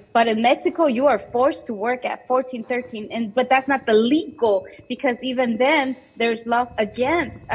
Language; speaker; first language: English; early bilingual, other home language; Spanish